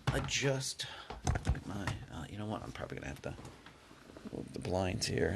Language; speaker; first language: English; native; English